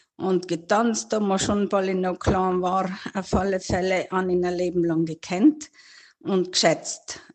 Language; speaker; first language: German; native; German